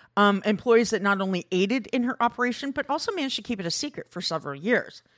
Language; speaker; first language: English; early bilingual, other home language; Korean